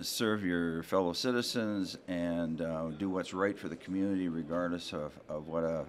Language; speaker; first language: English; native; English